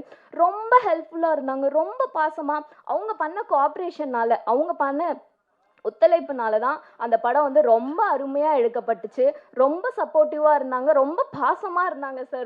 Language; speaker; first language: Tamil; native; Tamil